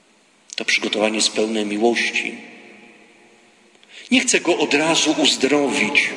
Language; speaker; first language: Polish; native; Polish